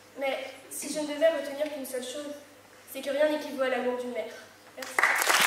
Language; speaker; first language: French; native; French